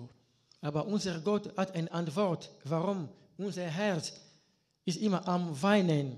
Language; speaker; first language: German; non-native, learner; Lingala